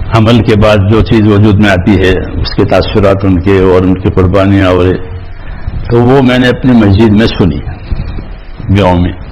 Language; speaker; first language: Urdu; non-native, local second language; Gujarati